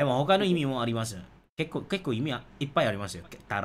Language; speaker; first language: Japanese; non-native, fluent; Malay